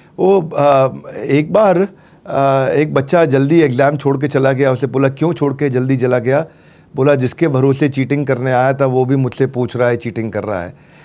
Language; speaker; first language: Hindi; native; Hindi